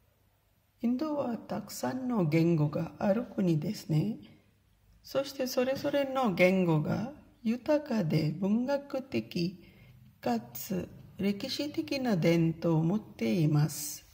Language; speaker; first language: Japanese; non-native, fluent; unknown